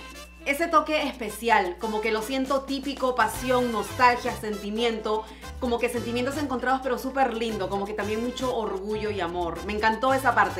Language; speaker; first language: Spanish; native; Spanish